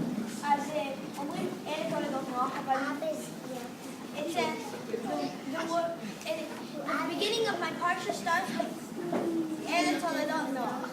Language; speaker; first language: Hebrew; early bilingual, other home language; English